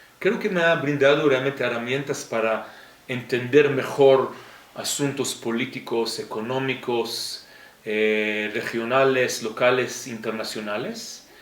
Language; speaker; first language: Spanish; non-native, fluent; Hebrew